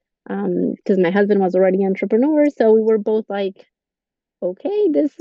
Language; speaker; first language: English; non-native, fluent; Spanish